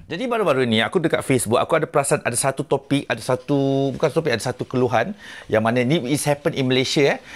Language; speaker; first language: Malay; native; Malay